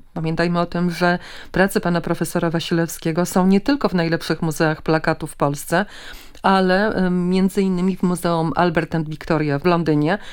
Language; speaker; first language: Polish; native; Polish